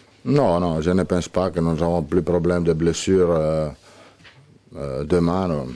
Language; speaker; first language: French; non-native, learner; Italian